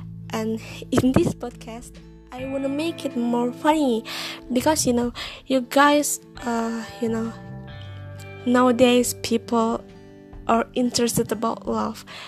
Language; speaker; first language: English; non-native, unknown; Indonesian